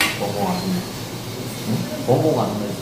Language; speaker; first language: Korean; non-native, learner; Filipino